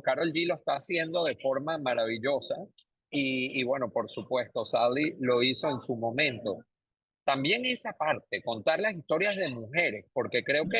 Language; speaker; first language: Spanish; native; Spanish